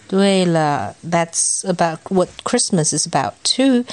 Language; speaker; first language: English; non-native, fluent; Chinese